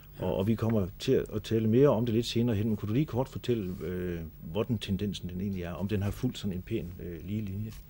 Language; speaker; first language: Danish; native; Danish